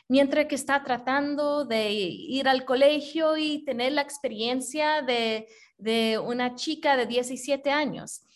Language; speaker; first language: Spanish; early bilingual, other home language; English